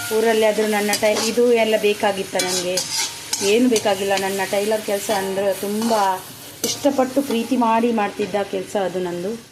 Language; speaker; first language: Kannada; non-native, local second language; Tulu